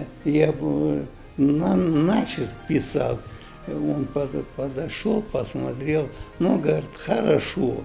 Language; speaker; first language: Russian; non-native, local second language; Ingush